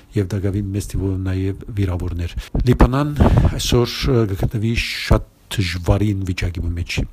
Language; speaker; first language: Armenian; early bilingual, heritage; Armenian